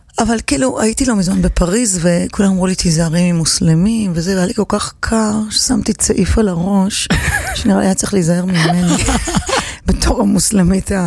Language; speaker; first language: Hebrew; native; Hebrew